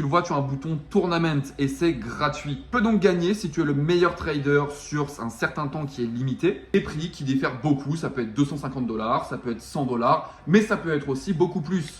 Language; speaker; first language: French; native; French